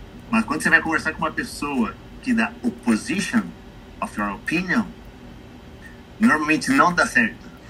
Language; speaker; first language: Portuguese; native; Portuguese